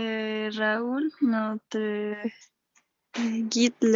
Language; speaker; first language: French; non-native, learner; Spanish